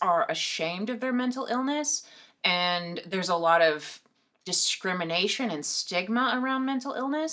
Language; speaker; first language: English; native; English